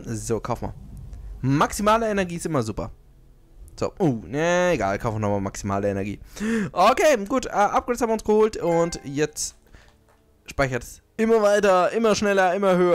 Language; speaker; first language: German; native; German